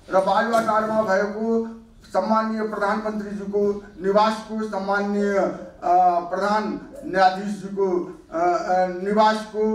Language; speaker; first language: Nepali; non-native, local second language; Maithili